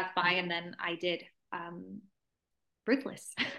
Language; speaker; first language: English; early bilingual, other home language; Spanish